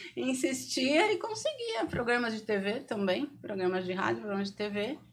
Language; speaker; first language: Portuguese; native; Portuguese